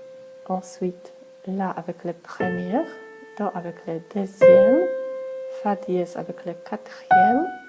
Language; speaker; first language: French; non-native, fluent; Polish